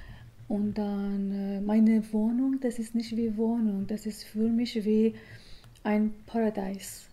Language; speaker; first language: German; non-native, learner; Persian